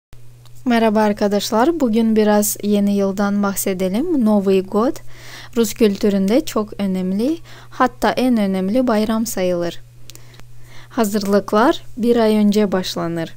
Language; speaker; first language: Turkish; non-native, fluent; Russian